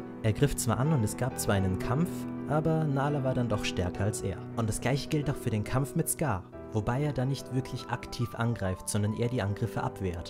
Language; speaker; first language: German; native; German